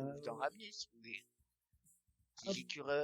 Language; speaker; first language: French; native; French